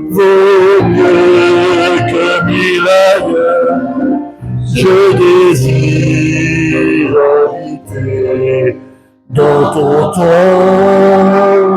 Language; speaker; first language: French; native; French